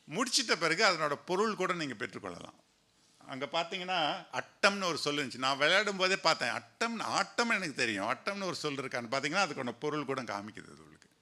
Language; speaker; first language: Tamil; native; Tamil